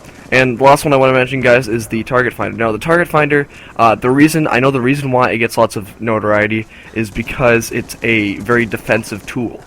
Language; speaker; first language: English; native; English